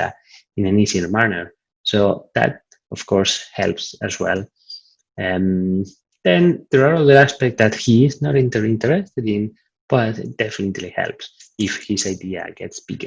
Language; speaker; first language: English; non-native, fluent; Italian